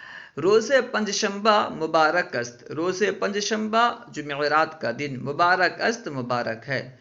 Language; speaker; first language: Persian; non-native, fluent; Urdu